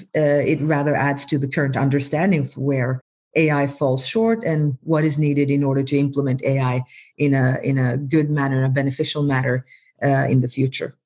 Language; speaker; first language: English; non-native, fluent; Norwegian